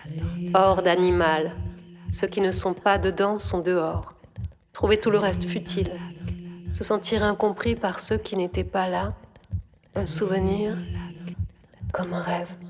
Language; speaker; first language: French; native; French